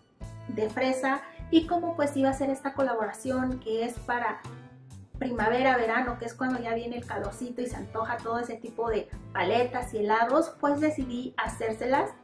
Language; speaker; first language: Spanish; native; Spanish